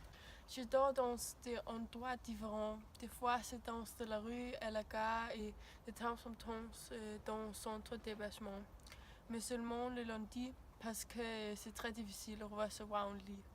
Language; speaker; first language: French; non-native, learner; Danish